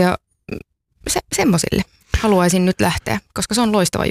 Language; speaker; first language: Finnish; native; Finnish